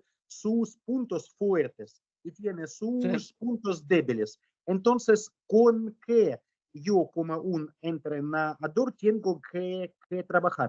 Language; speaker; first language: Spanish; non-native, learner; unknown